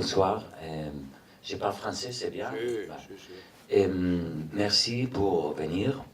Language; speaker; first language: French; non-native, fluent; Spanish